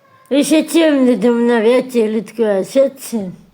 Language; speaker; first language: Slovak; non-native, local second language; Romany